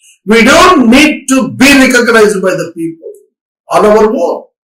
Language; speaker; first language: English; non-native, local second language; Telugu